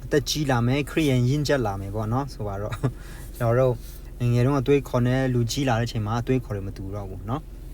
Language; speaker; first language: Burmese; non-native, local second language; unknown